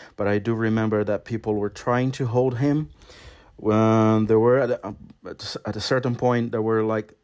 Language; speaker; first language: English; non-native, fluent; Portuguese